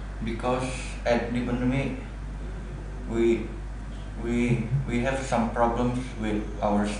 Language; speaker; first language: English; non-native, learner; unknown